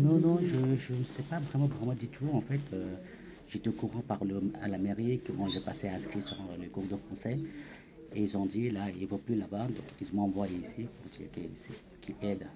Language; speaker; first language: French; non-native, learner; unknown